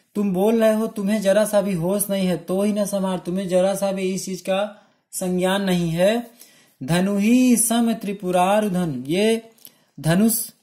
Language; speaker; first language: Hindi; native; Hindi